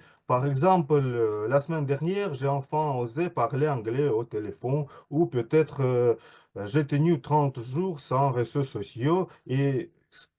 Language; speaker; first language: French; non-native, fluent; Russian